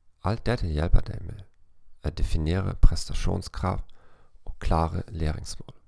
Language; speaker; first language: Danish; non-native, fluent; German